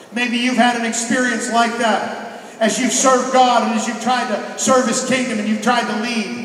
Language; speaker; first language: English; native; English